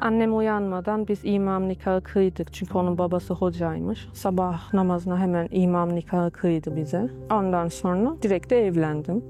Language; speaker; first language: Turkish; early bilingual, heritage; Turkish